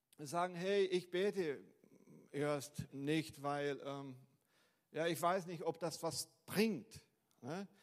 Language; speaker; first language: German; non-native, fluent; Portuguese